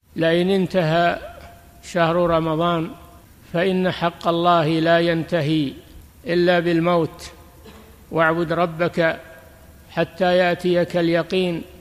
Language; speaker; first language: Arabic; native; Arabic